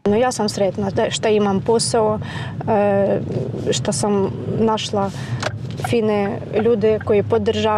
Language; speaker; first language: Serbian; non-native, fluent; Ukrainian